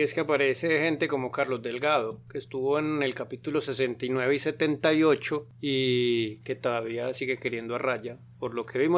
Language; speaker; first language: Spanish; native; Spanish